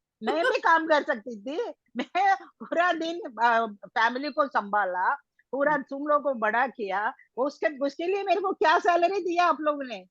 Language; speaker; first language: Hindi; non-native, local second language; Tamil